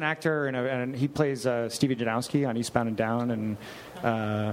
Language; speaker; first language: English; native; English